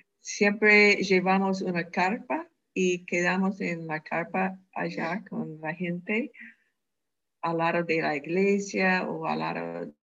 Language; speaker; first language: Spanish; non-native, fluent; English